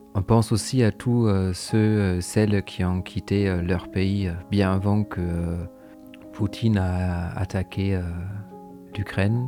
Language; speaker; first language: French; native; French